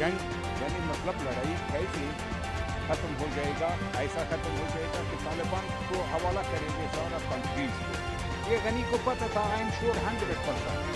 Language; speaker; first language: Hindi; non-native, fluent; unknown